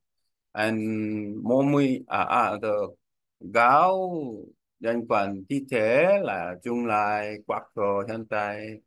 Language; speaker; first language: Vietnamese; non-native, learner; Korean